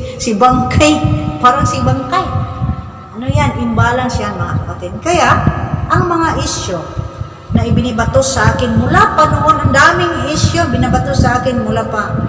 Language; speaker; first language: Filipino; non-native, local second language; Cebuano